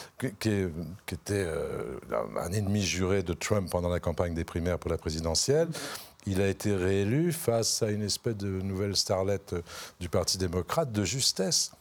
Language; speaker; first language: French; native; French